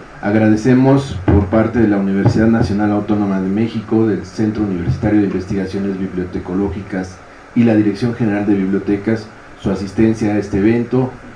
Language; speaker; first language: Spanish; native; Spanish